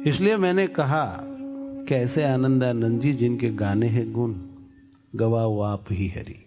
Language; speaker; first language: Hindi; non-native, local second language; Gujarati